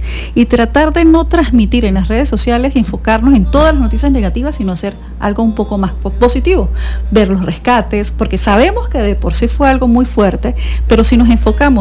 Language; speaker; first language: Spanish; native; Spanish